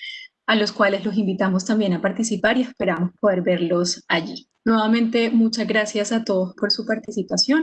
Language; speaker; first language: Spanish; native; Spanish